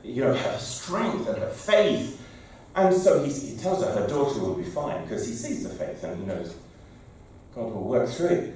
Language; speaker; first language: English; native; English